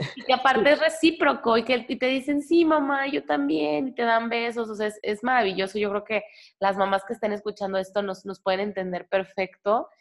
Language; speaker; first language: Spanish; native; Spanish